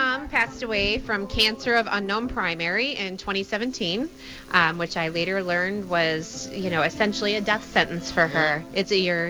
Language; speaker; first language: English; native; English